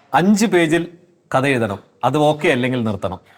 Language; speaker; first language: Malayalam; native; Malayalam